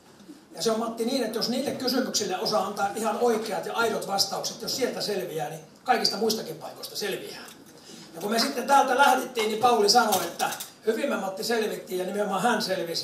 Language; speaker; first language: Finnish; native; Finnish